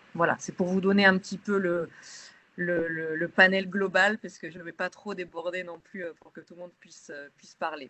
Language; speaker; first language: French; native; French